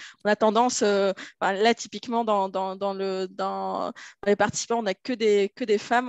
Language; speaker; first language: French; native; French